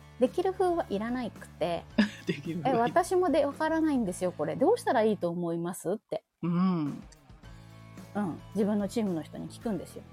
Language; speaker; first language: Japanese; native; Japanese